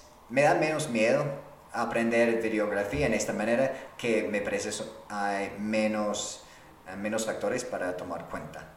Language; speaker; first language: Spanish; non-native, fluent; English